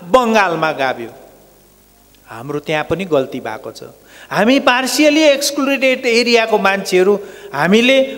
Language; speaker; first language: Nepali; native; Nepali